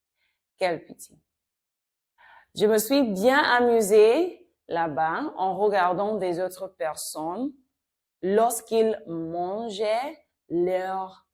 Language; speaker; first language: French; non-native, fluent; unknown